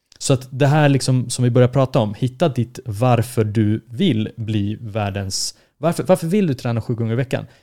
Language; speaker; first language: Swedish; early bilingual, other home language; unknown